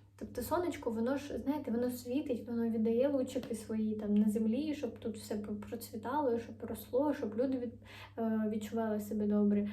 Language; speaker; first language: Ukrainian; non-native, local second language; Russian